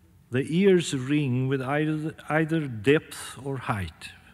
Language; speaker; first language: English; non-native, fluent; Swedish